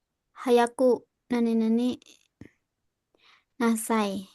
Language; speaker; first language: Japanese; non-native, learner; Indonesian